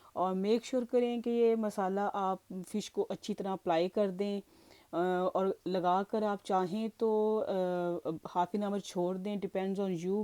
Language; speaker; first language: Urdu; native; Urdu